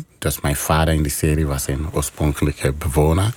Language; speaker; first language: Dutch; non-native, fluent; English